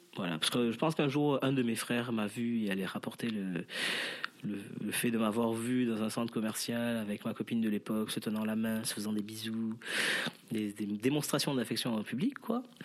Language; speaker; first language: French; non-native, local second language; Morisyen